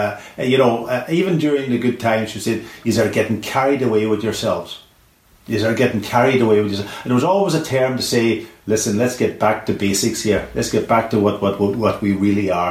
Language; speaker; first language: English; native; English